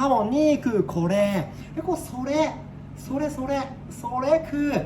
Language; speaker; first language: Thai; non-native, learner; Japanese